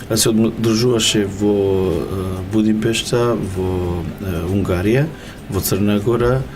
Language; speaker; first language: Macedonian; non-native, local second language; Romany